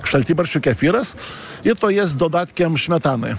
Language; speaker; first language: Polish; non-native, fluent; Lithuanian